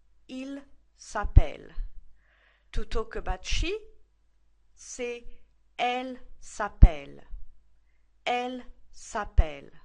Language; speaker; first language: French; non-native, fluent; English